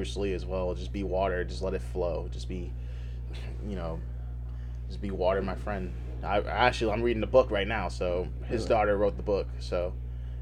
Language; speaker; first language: English; native; English